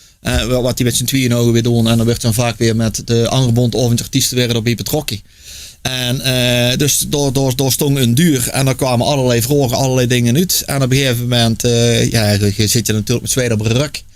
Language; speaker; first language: Dutch; native; Dutch